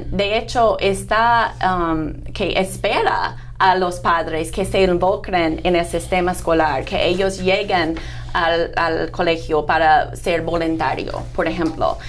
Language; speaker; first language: Spanish; non-native, fluent; English